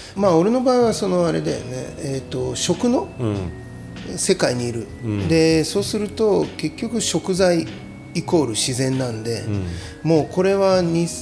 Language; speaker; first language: Japanese; native; Japanese